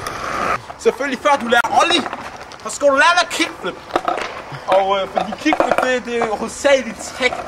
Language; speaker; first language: Danish; native; Danish